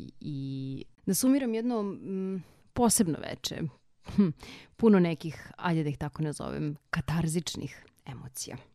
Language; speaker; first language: Serbian; native; Serbian